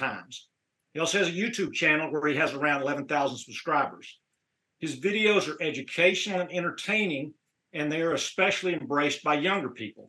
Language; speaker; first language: English; native; English